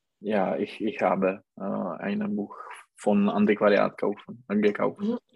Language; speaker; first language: German; non-native, learner; Czech